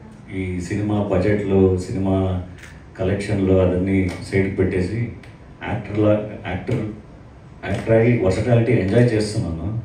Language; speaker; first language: Telugu; non-native, learner; Kannada